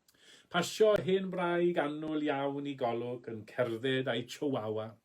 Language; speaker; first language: Welsh; native; Welsh